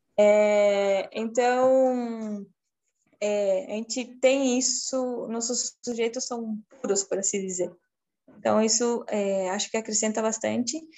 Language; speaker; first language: Portuguese; non-native, fluent; Spanish